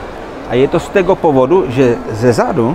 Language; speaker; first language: Polish; non-native, learner; Czech